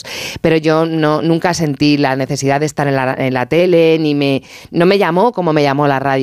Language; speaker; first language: Spanish; native; Spanish